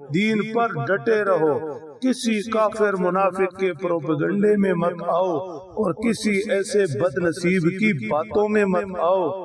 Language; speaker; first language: Urdu; native; Urdu